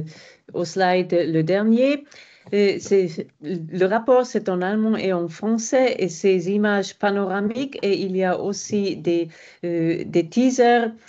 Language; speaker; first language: French; non-native, fluent; German